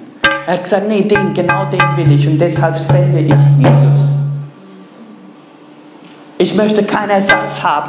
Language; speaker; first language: German; non-native, fluent; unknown